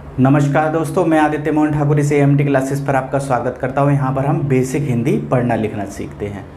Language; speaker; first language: Hindi; non-native, local second language; Maithili